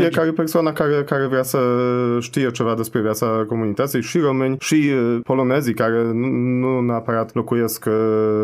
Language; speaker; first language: Romanian; non-native, fluent; Polish